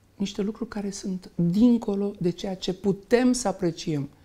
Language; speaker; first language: Romanian; native; Romanian